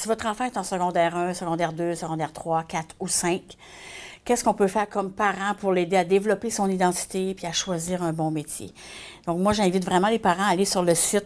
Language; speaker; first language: French; native; French